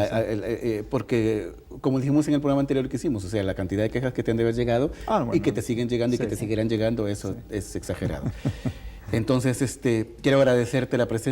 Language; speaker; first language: Spanish; native; Spanish